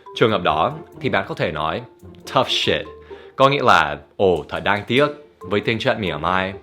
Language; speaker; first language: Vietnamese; non-native, fluent; English